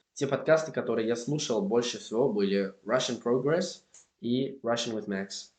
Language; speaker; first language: Russian; non-native, fluent; Spanish